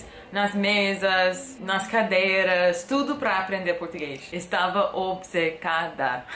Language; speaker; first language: Portuguese; non-native, fluent; English